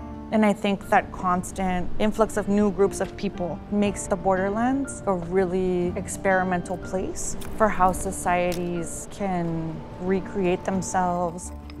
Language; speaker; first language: English; early bilingual, other home language; Spanish